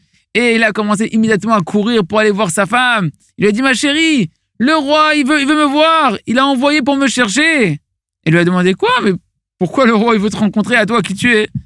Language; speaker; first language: French; native; French